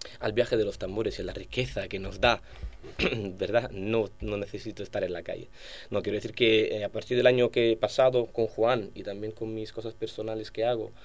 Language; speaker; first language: Spanish; non-native, fluent; Italian